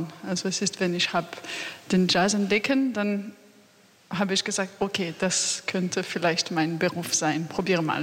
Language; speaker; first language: German; non-native, learner; French